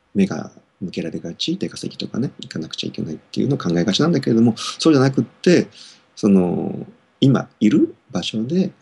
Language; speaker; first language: Japanese; native; Japanese